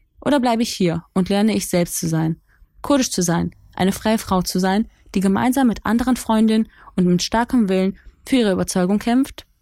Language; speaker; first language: German; early bilingual, other home language; Kurdish